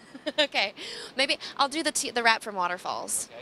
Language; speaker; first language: English; native; English